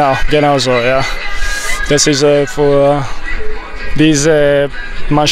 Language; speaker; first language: German; non-native, learner; Croatian